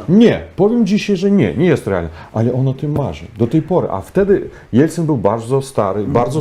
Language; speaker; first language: Polish; non-native, fluent; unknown